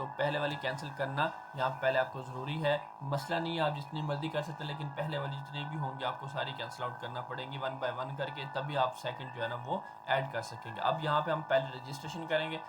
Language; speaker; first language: Urdu; non-native, local second language; Punjabi